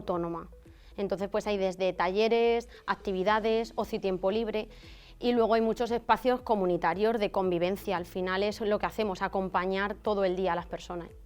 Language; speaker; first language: Spanish; native; Spanish